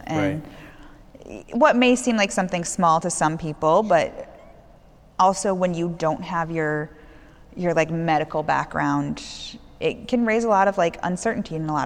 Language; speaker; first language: English; native; English